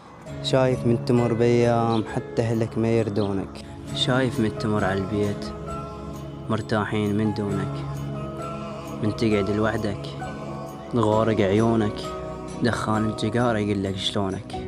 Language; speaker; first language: Arabic; native; Arabic